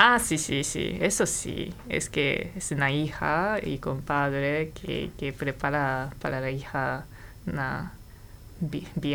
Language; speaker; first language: Spanish; non-native, fluent; Japanese